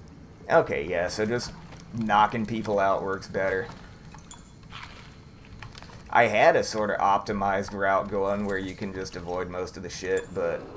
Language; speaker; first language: English; native; English